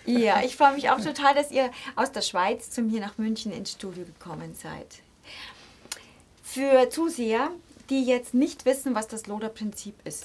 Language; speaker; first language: German; native; German